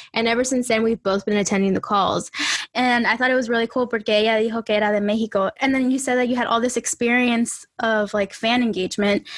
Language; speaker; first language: English; early bilingual, other home language; Spanish